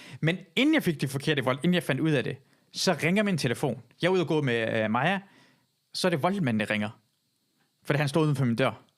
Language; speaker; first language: Danish; early bilingual, other home language; Persian